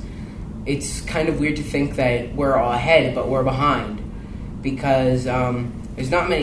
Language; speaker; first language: English; native; English